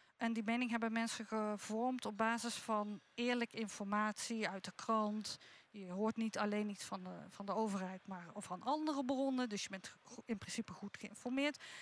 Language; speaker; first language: Dutch; native; Dutch